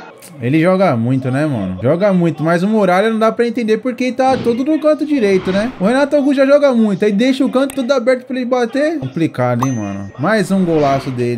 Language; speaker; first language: Portuguese; native; Portuguese